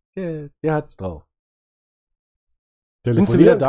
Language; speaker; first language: German; native; German